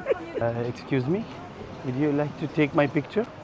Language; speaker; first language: English; non-native, learner; Persian